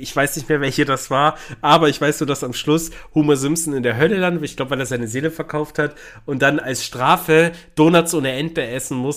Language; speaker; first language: German; native; German